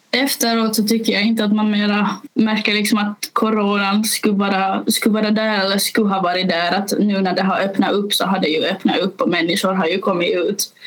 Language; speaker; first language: Swedish; native; Swedish